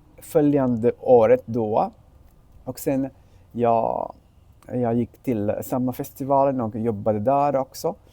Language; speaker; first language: Swedish; non-native, learner; Sinhala